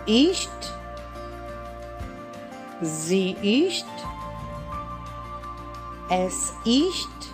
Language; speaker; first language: German; non-native, fluent; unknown